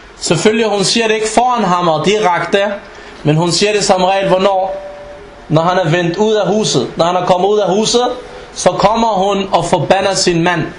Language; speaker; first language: Danish; non-native, fluent; Arabic